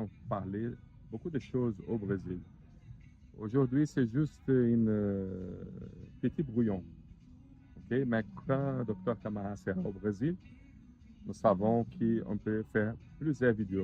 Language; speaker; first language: French; non-native, learner; Portuguese